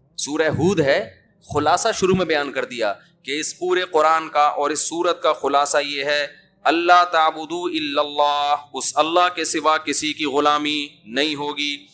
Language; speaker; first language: Urdu; native; Urdu